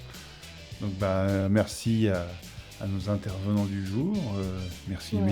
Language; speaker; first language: French; native; French